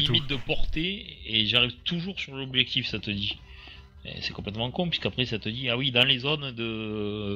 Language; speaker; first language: French; native; French